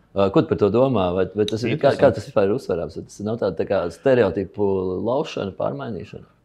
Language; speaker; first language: Latvian; native; Latvian